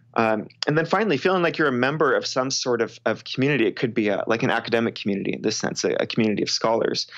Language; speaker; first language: English; native; English